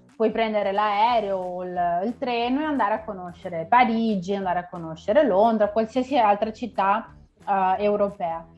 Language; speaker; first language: Italian; native; Italian